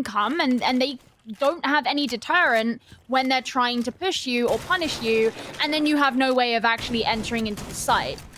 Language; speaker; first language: English; native; English